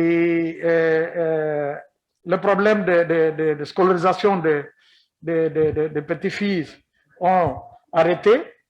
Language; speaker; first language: French; non-native, learner; Kabuverdianu